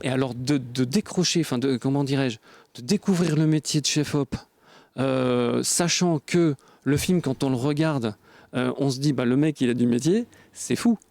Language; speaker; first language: French; native; French